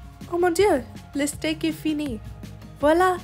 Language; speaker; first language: French; non-native, learner; English